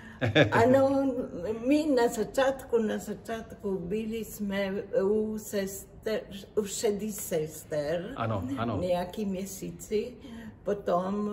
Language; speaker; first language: Czech; non-native, learner; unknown